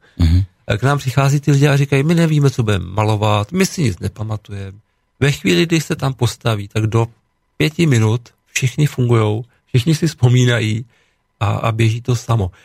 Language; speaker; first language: Czech; native; Czech